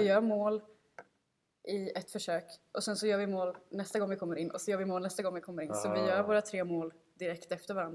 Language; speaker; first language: Swedish; native; Swedish